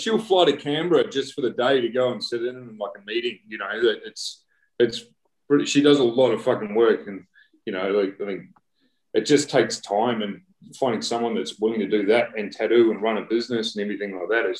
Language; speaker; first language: English; native; English